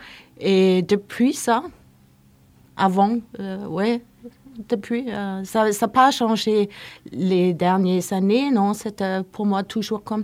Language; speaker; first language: French; non-native, learner; Norwegian